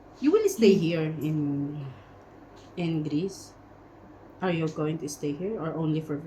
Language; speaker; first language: English; non-native, local second language; Filipino